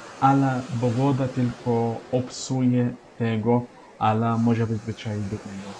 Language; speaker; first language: Polish; non-native, learner; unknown